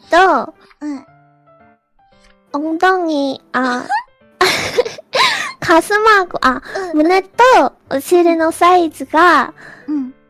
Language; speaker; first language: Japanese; non-native, fluent; Korean